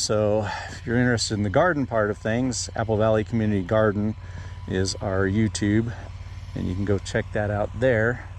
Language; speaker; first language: English; native; English